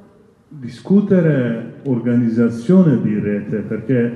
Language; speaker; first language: Italian; non-native, learner; Kurdish